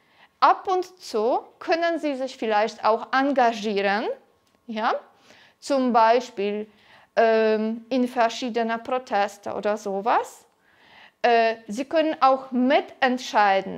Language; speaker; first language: German; non-native, fluent; Polish